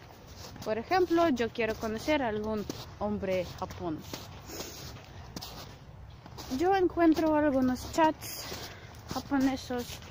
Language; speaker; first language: Spanish; non-native, fluent; Russian